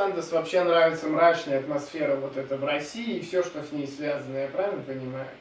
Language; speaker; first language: Russian; native; Russian